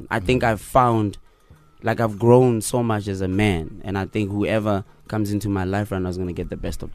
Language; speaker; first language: English; non-native, local second language; Tswana